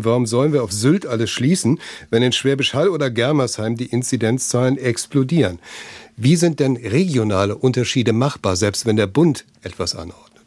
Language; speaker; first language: German; native; German